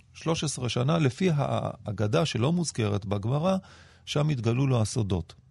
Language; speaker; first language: Hebrew; native; Hebrew